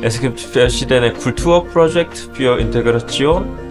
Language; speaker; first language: German; non-native, learner; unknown